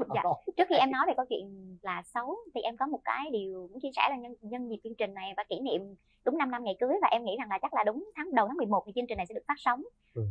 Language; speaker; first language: Vietnamese; native; Vietnamese